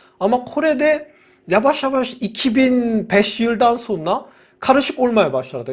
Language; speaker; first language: Turkish; non-native, fluent; Korean